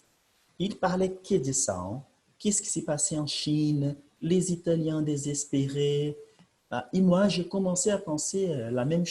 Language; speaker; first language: French; non-native, fluent; Portuguese